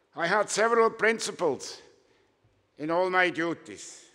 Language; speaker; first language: English; non-native, fluent; German